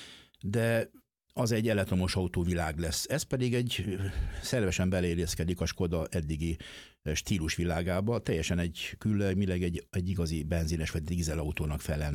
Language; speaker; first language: Hungarian; native; Hungarian